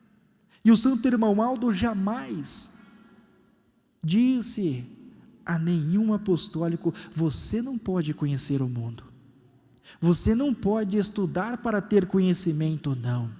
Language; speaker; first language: Portuguese; native; Portuguese